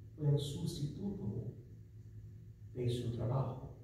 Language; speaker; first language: Spanish; non-native, fluent; English